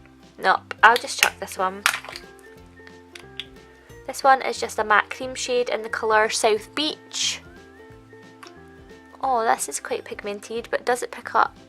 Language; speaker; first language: English; native; English